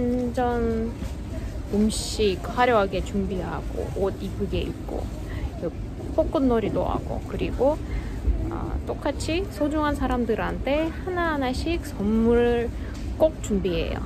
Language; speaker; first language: Korean; non-native, fluent; Russian